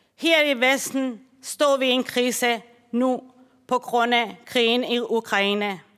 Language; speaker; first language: Danish; non-native, fluent; Persian